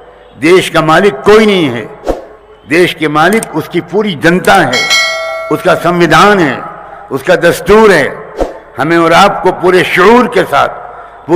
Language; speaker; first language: Urdu; native; Urdu